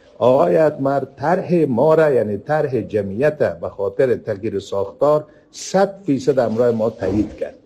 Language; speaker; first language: Persian; native; Persian